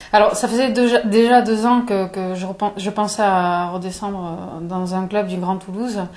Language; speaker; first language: French; native; French